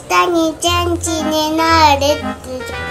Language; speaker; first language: Japanese; native; Japanese